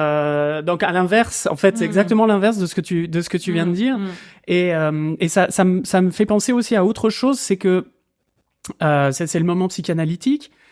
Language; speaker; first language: French; native; French